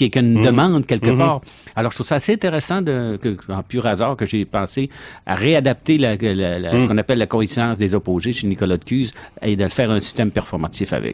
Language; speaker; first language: French; native; French